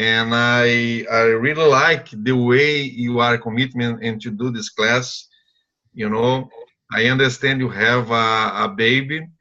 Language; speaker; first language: English; non-native, fluent; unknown